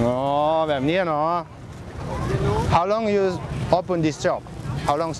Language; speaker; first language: English; non-native, learner; Thai